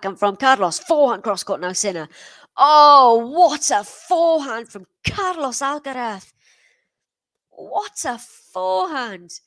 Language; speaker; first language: English; native; English